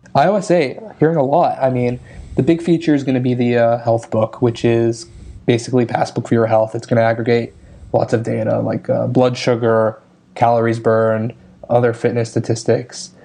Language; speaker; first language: English; native; English